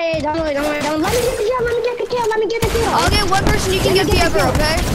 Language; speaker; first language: English; native; English